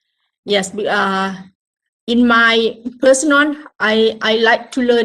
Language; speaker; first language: English; non-native, learner; Thai